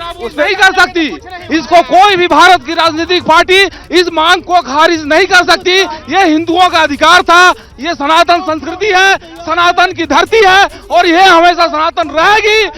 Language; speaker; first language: Hindi; native; Hindi